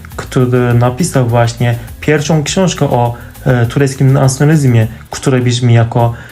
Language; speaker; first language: Polish; non-native, fluent; Turkish